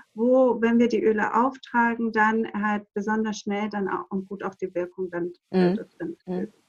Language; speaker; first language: German; non-native, fluent; Greek